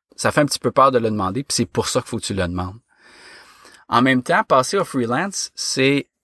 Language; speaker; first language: French; native; French